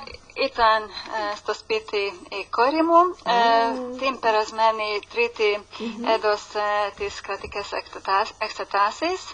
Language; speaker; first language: Greek; non-native, learner; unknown